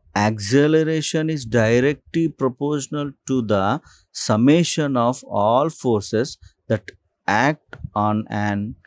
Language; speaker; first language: English; non-native, local second language; Telugu